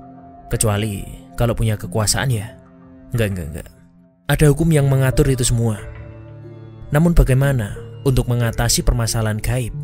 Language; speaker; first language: Indonesian; native; Indonesian